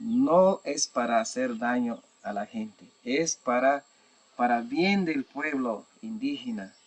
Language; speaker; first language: Spanish; non-native, local second language; Shipibo-Conibo